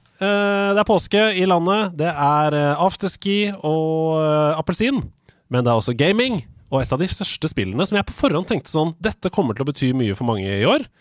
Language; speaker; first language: Norwegian; native; Norwegian